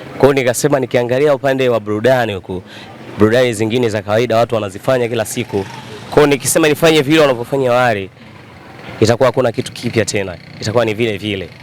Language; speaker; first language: Swahili; native; Swahili